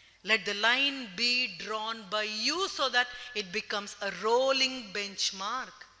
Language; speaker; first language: English; non-native, local second language; Tamil